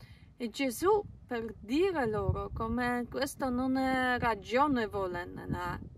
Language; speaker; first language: Italian; non-native, fluent; Polish